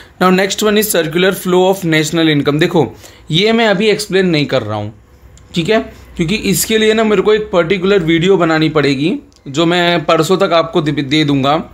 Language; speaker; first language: Hindi; non-native, local second language; Gujarati